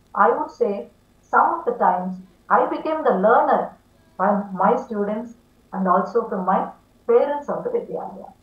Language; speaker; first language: English; non-native, local second language; Tamil